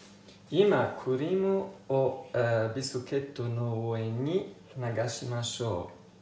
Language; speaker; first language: Japanese; non-native, learner; Italian